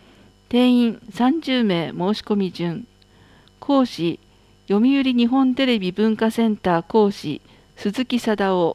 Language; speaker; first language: Japanese; native; Japanese